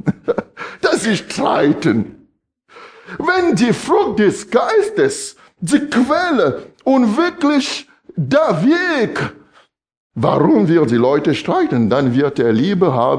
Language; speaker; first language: German; non-native, fluent; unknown